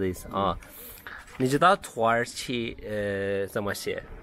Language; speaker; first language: Chinese; non-native, learner; Turkish